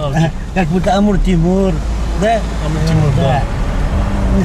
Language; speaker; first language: Russian; non-native, local second language; Uzbek